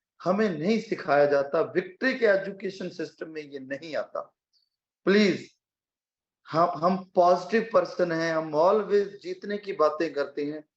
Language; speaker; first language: Hindi; non-native, local second language; Punjabi